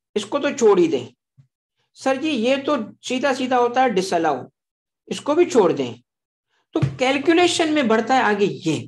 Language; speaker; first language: Urdu; non-native, local second language; Sindhi